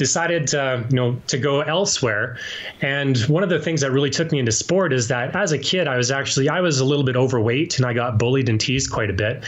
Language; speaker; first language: English; native; English